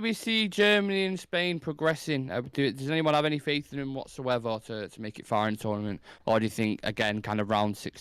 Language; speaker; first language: English; native; English